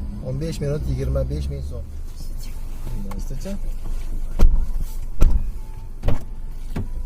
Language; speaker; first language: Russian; non-native, local second language; Uzbek